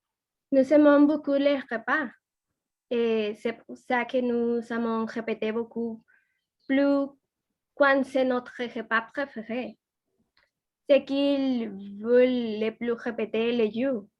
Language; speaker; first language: French; non-native, learner; Spanish